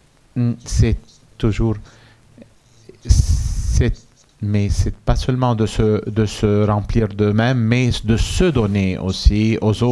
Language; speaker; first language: French; non-native, fluent; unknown